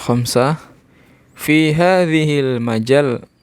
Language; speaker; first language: Arabic; non-native, learner; Indonesian